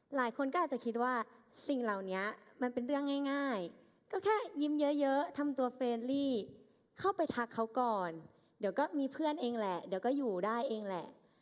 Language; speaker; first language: Thai; native; Thai